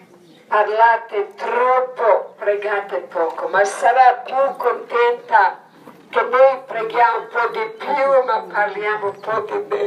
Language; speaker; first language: Italian; non-native, learner; Croatian